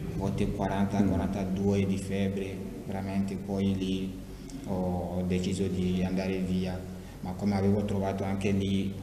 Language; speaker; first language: Italian; non-native, fluent; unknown